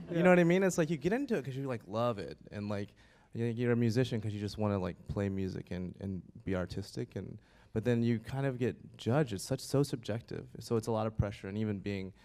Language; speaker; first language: English; native; English